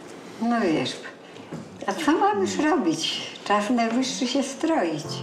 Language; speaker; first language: Polish; native; Polish